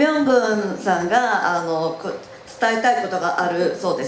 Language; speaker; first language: Japanese; non-native, fluent; Korean